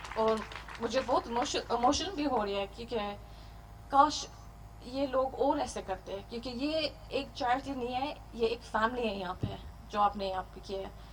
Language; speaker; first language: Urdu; early bilingual, heritage; Urdu